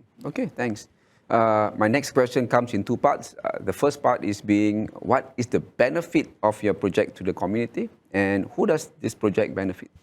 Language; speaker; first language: English; non-native, local second language; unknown